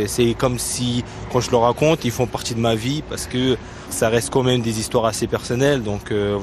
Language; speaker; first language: French; non-native, fluent; Tibetan